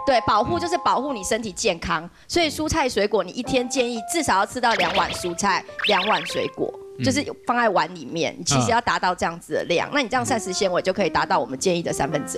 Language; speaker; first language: Chinese; native; Chinese